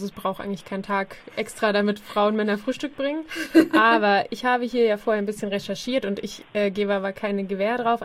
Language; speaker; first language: German; native; German